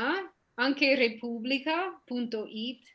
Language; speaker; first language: Italian; non-native, fluent; English